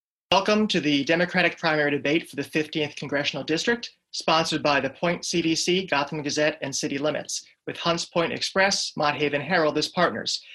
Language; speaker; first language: English; native; English